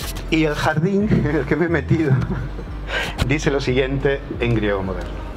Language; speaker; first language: Spanish; native; Spanish